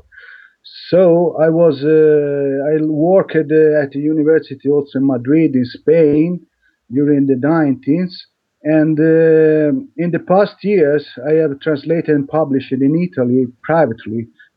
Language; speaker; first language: English; non-native, fluent; Italian